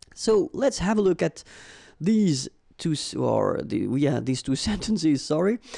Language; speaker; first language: English; non-native, fluent; French